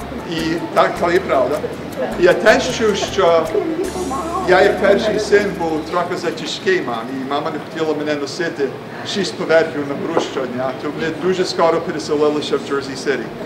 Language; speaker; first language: Ukrainian; early bilingual, heritage; Ukrainian